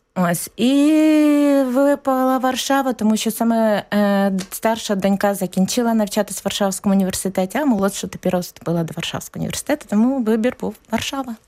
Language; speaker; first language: Ukrainian; native; Ukrainian